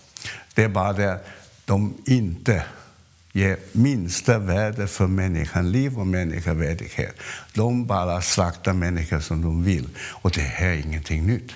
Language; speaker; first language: Swedish; non-native, fluent; Cantonese